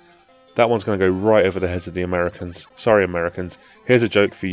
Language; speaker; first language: English; native; English